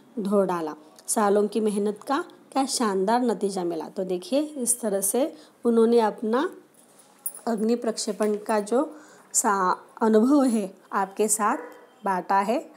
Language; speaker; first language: Hindi; non-native, local second language; Marathi